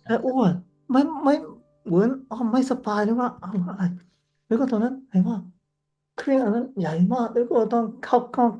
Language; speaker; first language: Thai; non-native, learner; Cantonese